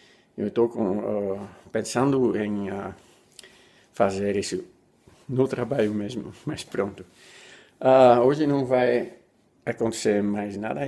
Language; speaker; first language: Portuguese; non-native, learner; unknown